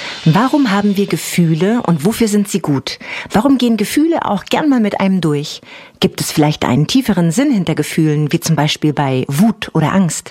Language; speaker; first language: German; native; German